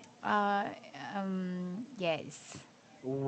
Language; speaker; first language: English; non-native, learner; Korean